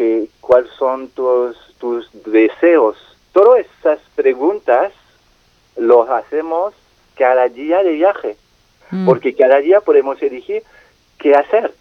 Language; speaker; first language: Spanish; non-native, fluent; French